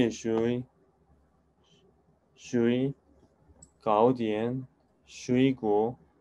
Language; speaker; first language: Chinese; non-native, learner; Korean